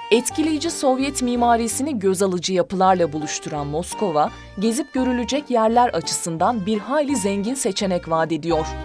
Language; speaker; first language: Turkish; native; Turkish